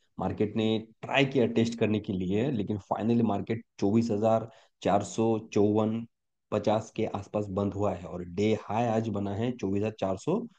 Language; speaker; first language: Hindi; non-native, local second language; Marathi